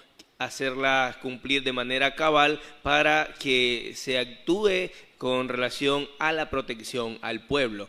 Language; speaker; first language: Spanish; native; Spanish